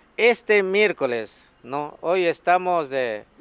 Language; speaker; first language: Spanish; native; Spanish